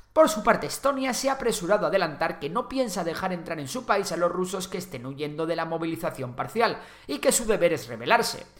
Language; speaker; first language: Spanish; native; Spanish